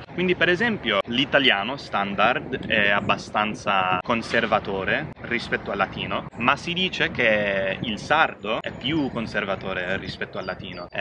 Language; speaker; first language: Italian; non-native, fluent; English